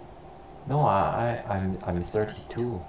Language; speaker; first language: English; non-native, learner; Korean